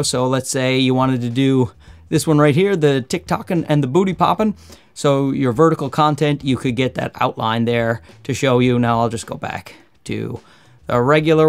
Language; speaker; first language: English; native; English